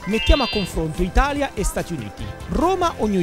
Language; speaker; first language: Italian; native; Italian